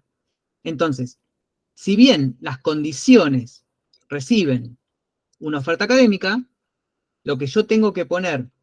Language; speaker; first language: Spanish; native; Spanish